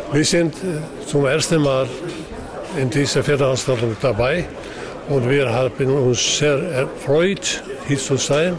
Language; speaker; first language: German; non-native, learner; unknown